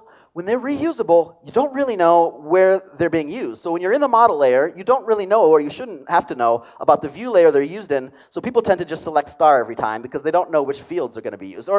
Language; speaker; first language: English; native; English